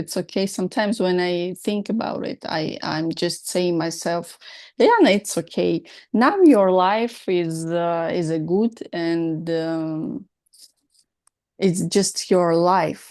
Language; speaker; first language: English; non-native, learner; Russian